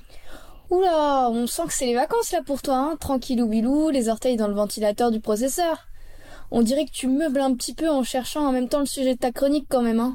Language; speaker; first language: French; native; French